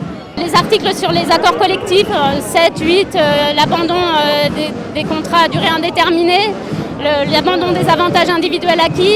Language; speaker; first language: French; native; French